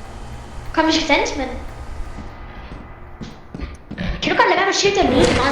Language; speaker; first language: Danish; native; Danish